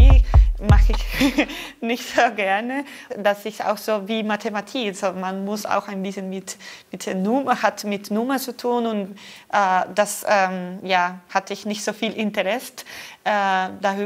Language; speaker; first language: German; non-native, fluent; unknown